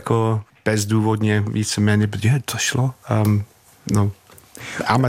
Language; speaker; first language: Czech; non-native, fluent; English